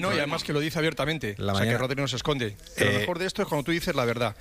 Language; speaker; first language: Spanish; native; Spanish